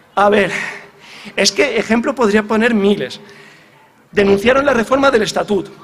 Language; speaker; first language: Spanish; native; Spanish